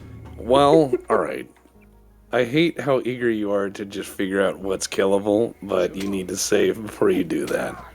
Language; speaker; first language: English; native; English